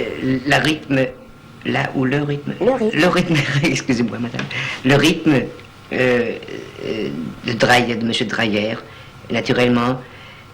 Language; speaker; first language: French; non-native, learner; Danish